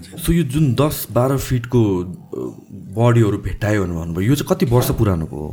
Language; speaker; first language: Nepali; native; Nepali